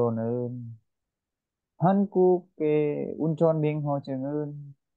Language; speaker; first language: Korean; non-native, learner; Vietnamese